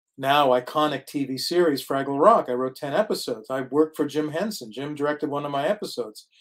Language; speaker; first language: English; native; English